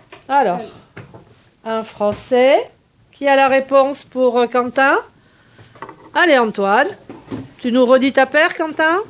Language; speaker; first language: French; native; French